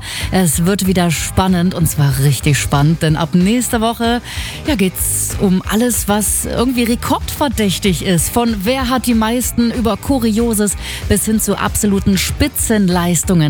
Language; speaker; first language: German; native; German